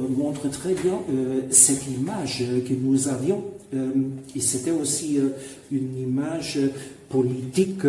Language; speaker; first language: French; non-native, fluent; German